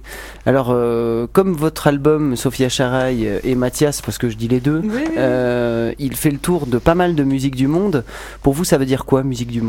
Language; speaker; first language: French; native; French